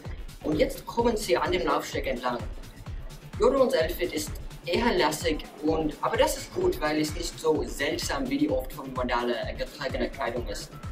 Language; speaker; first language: German; non-native, learner; English